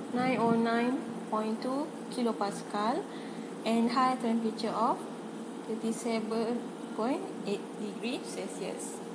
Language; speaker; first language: English; non-native, local second language; Malay